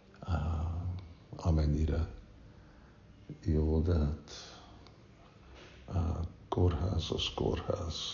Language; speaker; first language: Hungarian; early bilingual, heritage; Hungarian